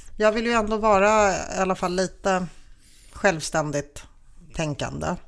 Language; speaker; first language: Swedish; early bilingual, other home language; Polish